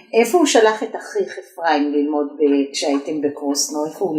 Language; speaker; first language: Hebrew; native; Hebrew